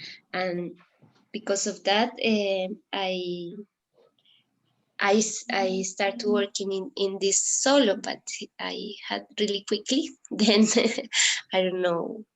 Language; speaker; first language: English; non-native, learner; Spanish